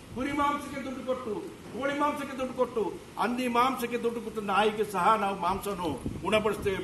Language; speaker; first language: Kannada; non-native, local second language; Kodava